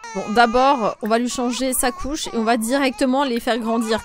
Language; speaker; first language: French; non-native, fluent; Polish